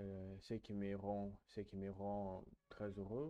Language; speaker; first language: French; non-native, learner; English